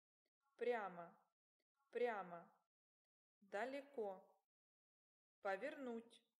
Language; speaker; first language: Russian; non-native, learner; English